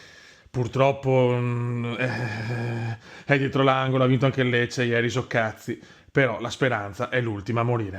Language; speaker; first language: Italian; native; Italian